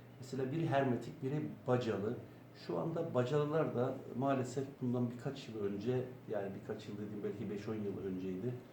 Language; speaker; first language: Turkish; native; Turkish